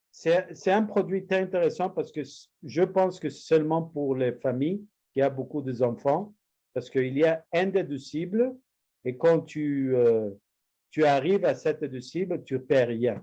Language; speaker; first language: French; non-native, learner; Spanish